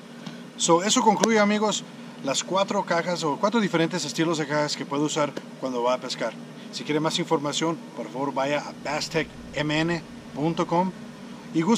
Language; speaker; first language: Spanish; early bilingual, heritage; Spanish